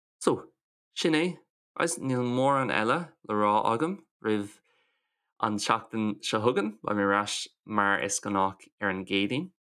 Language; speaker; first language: Irish; non-native, local second language; English